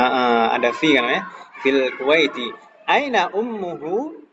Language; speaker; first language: Arabic; non-native, fluent; Indonesian